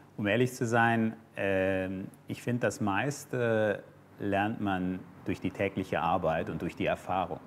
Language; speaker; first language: German; early bilingual, other home language; Armenian